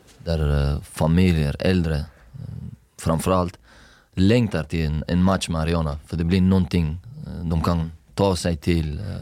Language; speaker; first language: Swedish; non-native, fluent; Persian